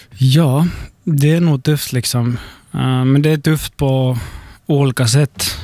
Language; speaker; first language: Swedish; native; Swedish